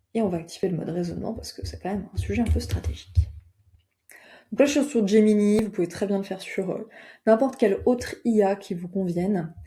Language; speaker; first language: French; native; French